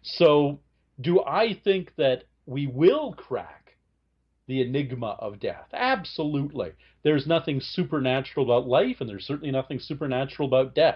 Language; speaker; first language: English; native; English